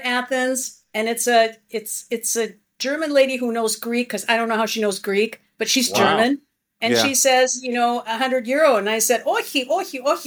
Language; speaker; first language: English; early bilingual, other home language; Greek